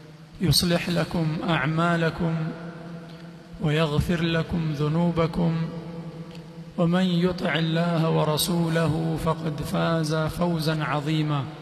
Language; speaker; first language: Arabic; non-native, fluent; Swahili